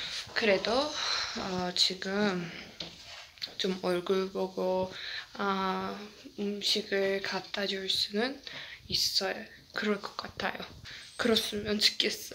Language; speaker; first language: Korean; non-native, learner; Azerbaijani